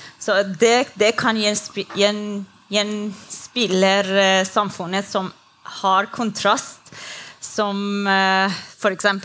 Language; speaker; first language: Norwegian; non-native, learner; Persian